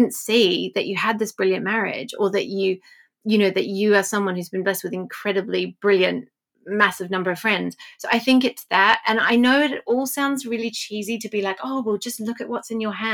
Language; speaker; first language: English; native; English